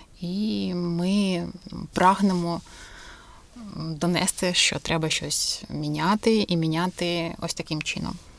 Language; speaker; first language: Ukrainian; non-native, local second language; Russian